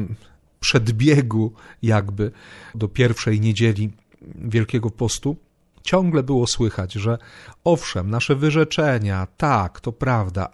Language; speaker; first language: Polish; native; Polish